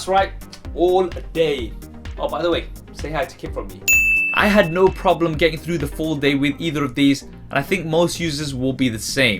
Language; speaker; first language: English; native; English